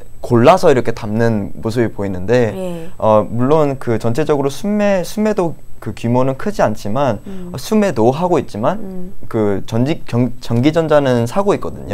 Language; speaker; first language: Korean; native; Korean